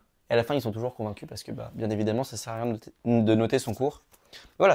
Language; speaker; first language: French; native; French